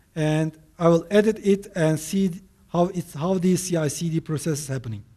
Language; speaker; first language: English; non-native, fluent; Turkish